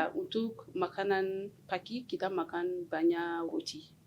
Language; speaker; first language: Indonesian; non-native, learner; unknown